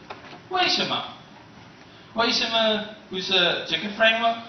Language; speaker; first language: Chinese; non-native, learner; English